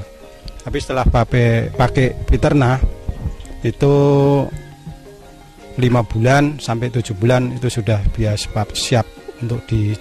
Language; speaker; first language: Indonesian; non-native, local second language; Javanese